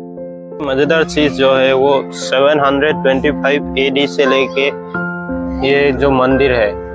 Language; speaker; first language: Hindi; non-native, local second language; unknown